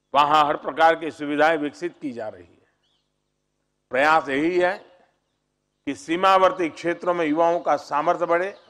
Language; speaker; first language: Hindi; native; Hindi